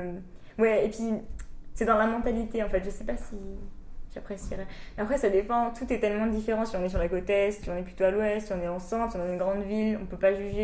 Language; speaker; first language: French; native; French